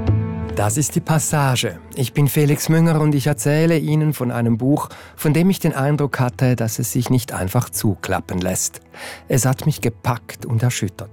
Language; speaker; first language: German; native; German